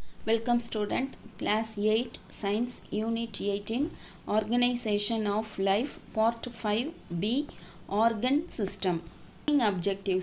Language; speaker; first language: English; non-native, local second language; Tamil